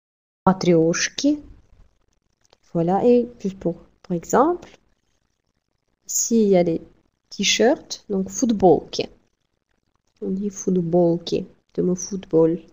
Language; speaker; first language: French; non-native, fluent; Russian